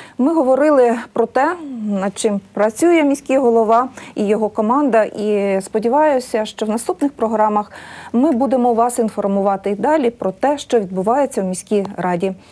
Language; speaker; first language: Ukrainian; native; Ukrainian